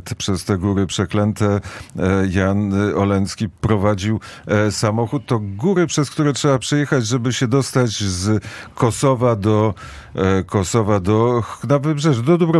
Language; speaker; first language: Polish; native; Polish